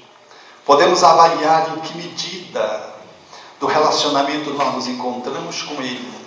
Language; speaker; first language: Portuguese; native; Portuguese